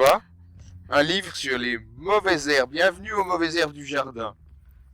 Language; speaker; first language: French; native; French